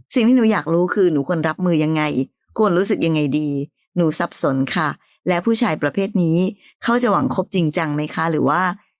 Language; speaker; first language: Thai; native; Thai